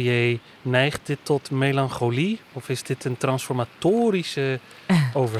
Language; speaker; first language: Dutch; native; Dutch